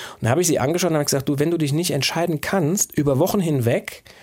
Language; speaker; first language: German; native; German